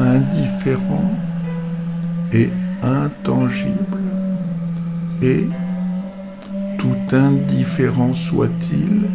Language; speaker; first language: French; native; French